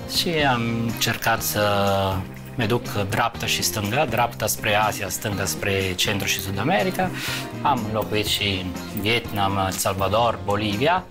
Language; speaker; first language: Romanian; non-native, fluent; Italian